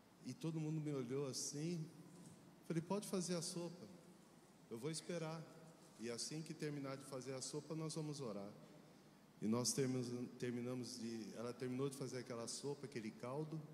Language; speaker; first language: Portuguese; native; Portuguese